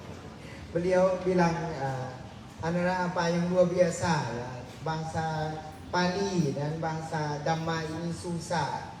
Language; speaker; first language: Indonesian; non-native, learner; Thai